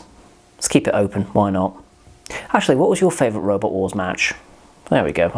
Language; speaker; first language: English; native; English